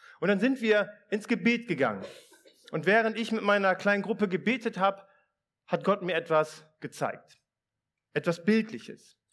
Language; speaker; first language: German; early bilingual, other home language; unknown